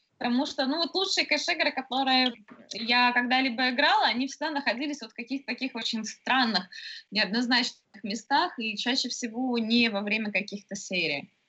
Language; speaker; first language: Russian; native; Russian